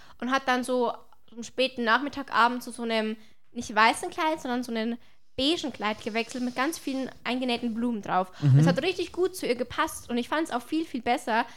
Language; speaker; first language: German; native; German